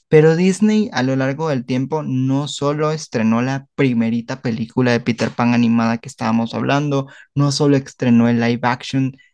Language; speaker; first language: Spanish; native; Spanish